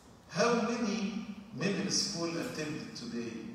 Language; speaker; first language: English; non-native, fluent; Arabic